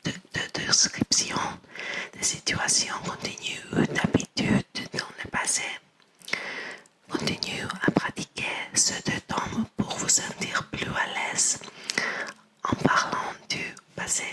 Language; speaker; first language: French; non-native, learner; English